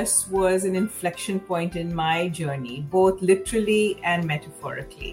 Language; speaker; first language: English; non-native, local second language; Hindi